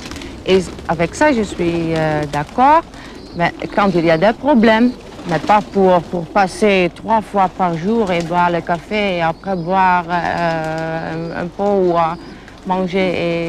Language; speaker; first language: French; non-native, fluent; German